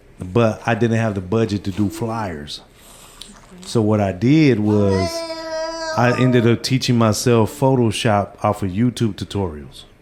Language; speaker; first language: English; early bilingual, other home language; Spanish